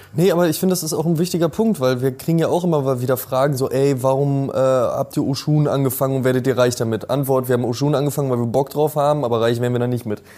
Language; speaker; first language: German; native; German